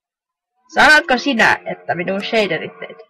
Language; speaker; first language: Finnish; native; Finnish